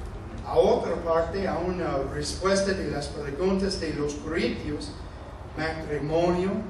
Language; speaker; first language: Spanish; non-native, fluent; English